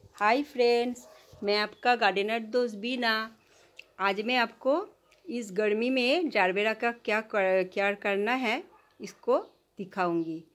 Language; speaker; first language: Hindi; non-native, local second language; Bangla